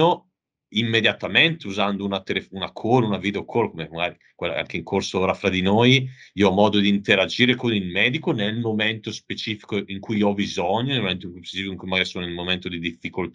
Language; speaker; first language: Italian; native; Italian